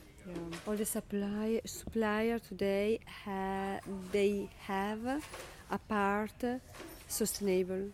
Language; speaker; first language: English; non-native, learner; Italian